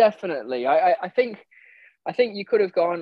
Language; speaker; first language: English; native; English